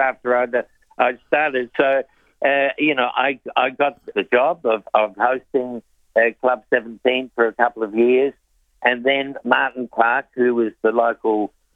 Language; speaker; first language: English; native; English